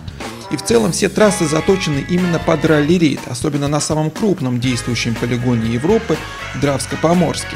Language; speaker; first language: Russian; native; Russian